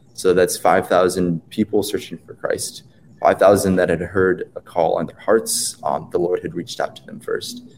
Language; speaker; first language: English; native; English